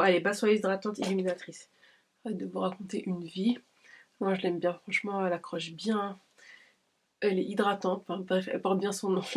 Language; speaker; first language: French; native; French